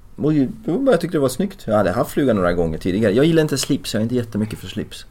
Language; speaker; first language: Swedish; early bilingual, other home language; Persian